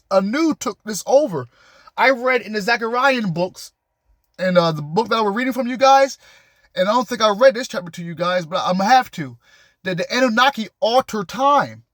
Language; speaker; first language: English; native; English